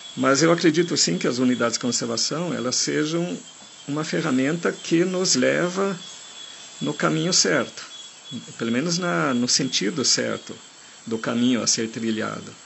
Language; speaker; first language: Portuguese; non-native, fluent; German